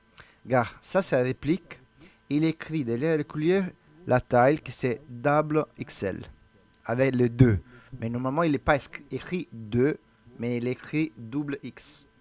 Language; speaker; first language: French; non-native, learner; Italian